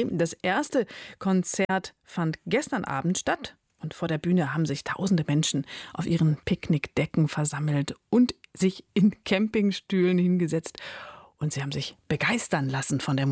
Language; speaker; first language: German; native; German